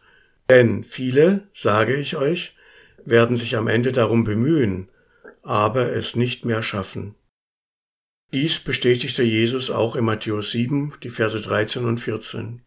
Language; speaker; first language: German; native; German